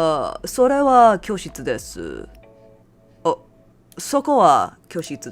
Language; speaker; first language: Japanese; non-native, learner; English